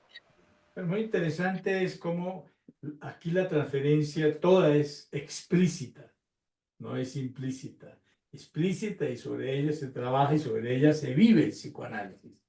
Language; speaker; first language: Spanish; native; Spanish